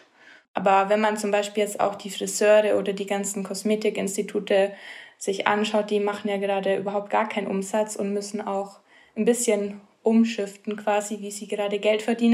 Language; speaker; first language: German; native; German